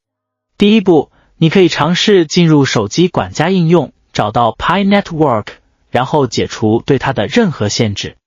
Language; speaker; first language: Chinese; native; Chinese